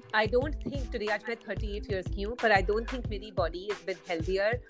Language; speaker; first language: Hindi; non-native, local second language; Gujarati